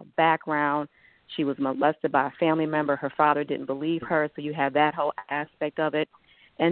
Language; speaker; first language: English; native; English